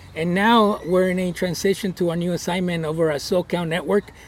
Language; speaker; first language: English; early bilingual, other home language; Spanish